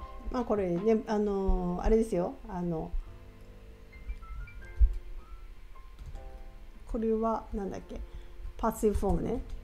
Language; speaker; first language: Japanese; native; Japanese